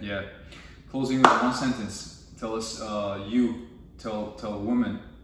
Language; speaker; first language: English; non-native, fluent; Turkish